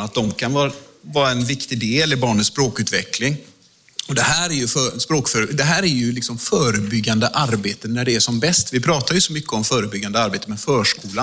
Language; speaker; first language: Swedish; native; Swedish